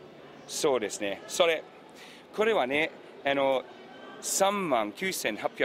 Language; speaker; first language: Japanese; non-native, learner; English